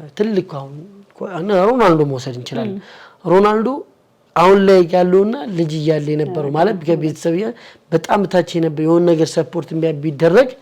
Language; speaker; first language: Amharic; native; Amharic